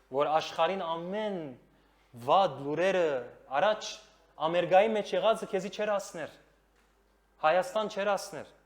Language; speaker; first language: Armenian; early bilingual, heritage; Armenian